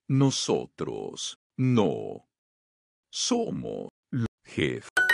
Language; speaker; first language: Spanish; non-native, learner; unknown